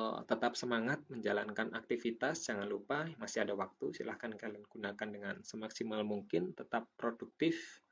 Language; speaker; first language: Indonesian; native; Indonesian